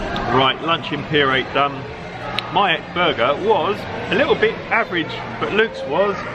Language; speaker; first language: English; native; English